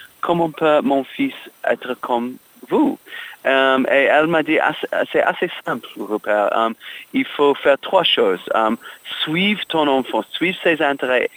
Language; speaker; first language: French; non-native, fluent; English